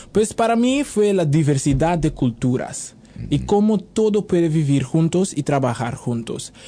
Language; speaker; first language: Spanish; non-native, fluent; Papiamento